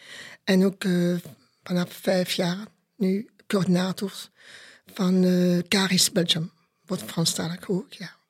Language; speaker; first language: Dutch; non-native, local second language; French